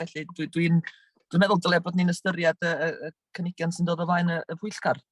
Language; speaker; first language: Welsh; native; Welsh